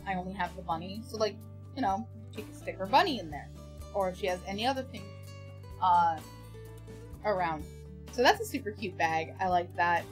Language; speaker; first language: English; native; English